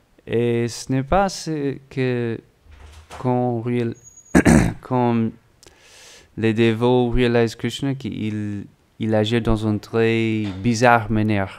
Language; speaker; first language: French; non-native, learner; English